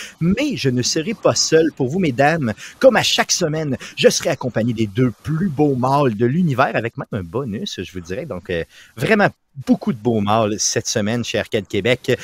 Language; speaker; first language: French; native; French